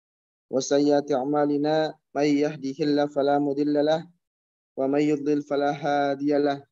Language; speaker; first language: Arabic; non-native, fluent; Indonesian